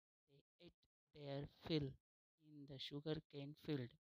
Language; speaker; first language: English; non-native, local second language; Marathi